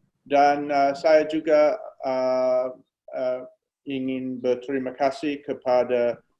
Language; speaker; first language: Indonesian; non-native, fluent; English